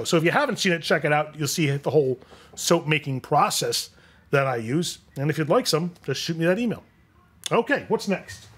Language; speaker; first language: English; native; English